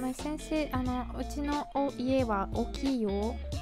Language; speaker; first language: Japanese; early bilingual, other home language; English